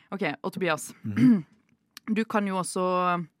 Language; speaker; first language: Norwegian; native; Norwegian